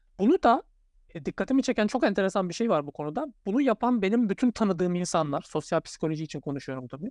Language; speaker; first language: Turkish; native; Turkish